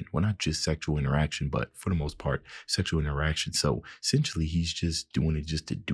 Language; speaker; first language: English; native; English